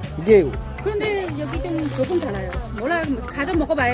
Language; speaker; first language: Korean; non-native, learner; Vietnamese